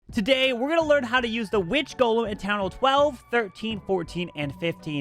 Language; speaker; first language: English; native; English